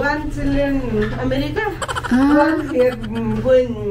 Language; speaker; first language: English; non-native, learner; Nepali